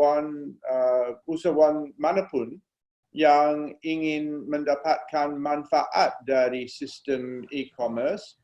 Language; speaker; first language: Indonesian; non-native, fluent; English